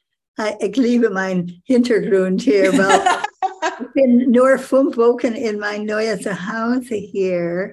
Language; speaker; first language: German; non-native, learner; English